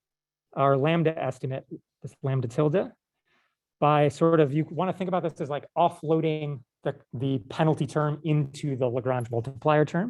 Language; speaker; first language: English; native; English